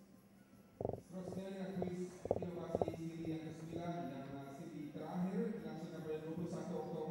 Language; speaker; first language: Malay; native; Malay